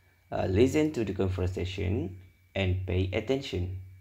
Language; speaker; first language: English; non-native, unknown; Indonesian